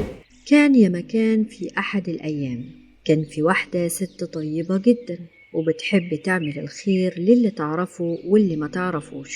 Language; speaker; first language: Arabic; native; Arabic